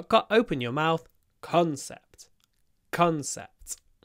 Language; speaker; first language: English; native; English